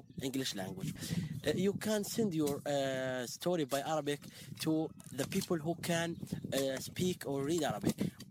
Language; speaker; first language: English; non-native, fluent; Arabic